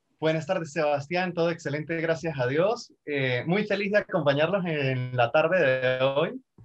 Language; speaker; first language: Spanish; native; Spanish